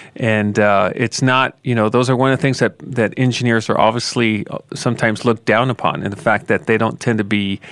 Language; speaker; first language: English; native; English